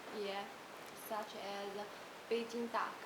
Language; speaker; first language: English; non-native, learner; Chinese